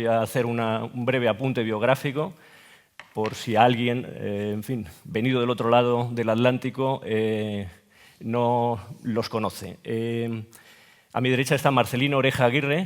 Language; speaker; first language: Spanish; native; Spanish